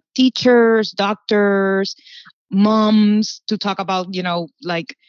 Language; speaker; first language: English; early bilingual, other home language; Spanish